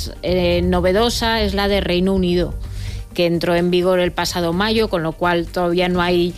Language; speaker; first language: Spanish; native; Spanish